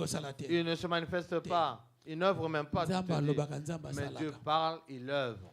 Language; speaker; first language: French; non-native, local second language; Lingala